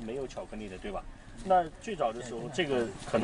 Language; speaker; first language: Chinese; non-native, fluent; Vietnamese